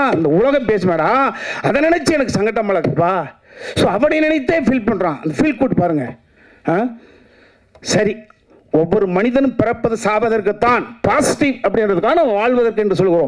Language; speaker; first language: Tamil; native; Tamil